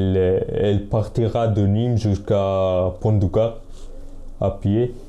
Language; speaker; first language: French; non-native, fluent; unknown